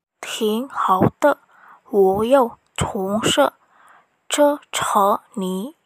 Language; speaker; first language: Chinese; non-native, learner; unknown